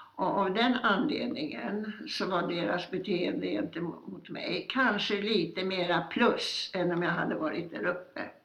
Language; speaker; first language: Swedish; early bilingual, other home language; Polish